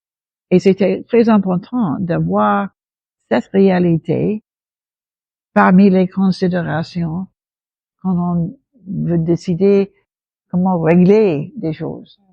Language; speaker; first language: French; non-native, local second language; English